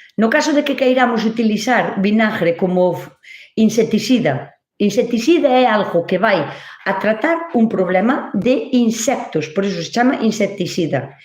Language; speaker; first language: Galician; native; Galician